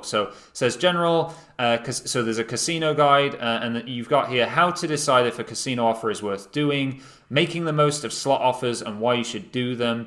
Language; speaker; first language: English; native; English